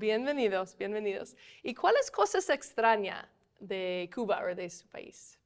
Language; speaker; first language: Spanish; non-native, fluent; English